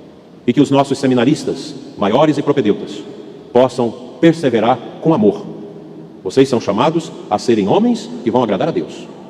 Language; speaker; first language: Portuguese; native; Portuguese